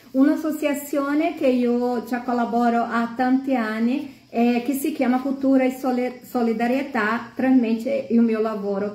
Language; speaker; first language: Italian; non-native, fluent; Portuguese